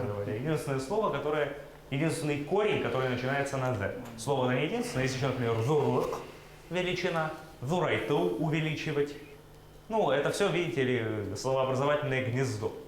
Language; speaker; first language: Russian; native; Russian